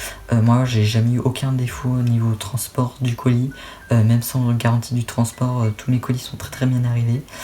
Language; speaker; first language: French; native; French